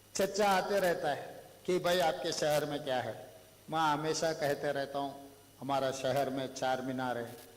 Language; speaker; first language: Hindi; non-native, local second language; Telugu